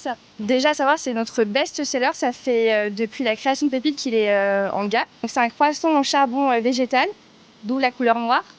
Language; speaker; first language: French; native; French